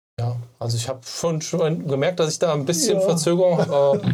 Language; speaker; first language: German; native; German